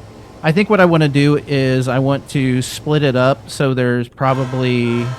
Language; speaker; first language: English; native; English